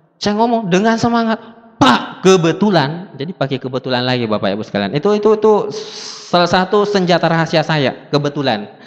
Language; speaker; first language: Indonesian; non-native, local second language; Buginese